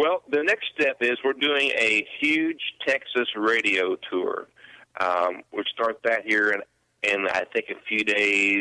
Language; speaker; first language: English; native; English